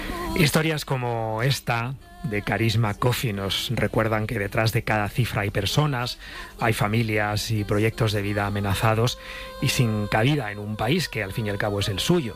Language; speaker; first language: Spanish; native; Spanish